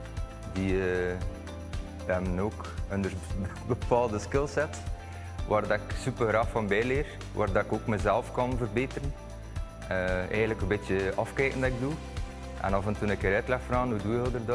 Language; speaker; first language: Dutch; native; Dutch